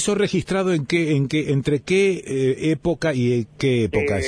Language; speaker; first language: Spanish; native; Spanish